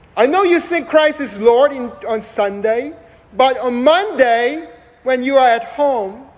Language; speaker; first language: English; non-native, local second language; Chinese